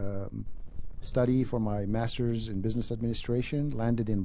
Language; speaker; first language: English; non-native, fluent; Arabic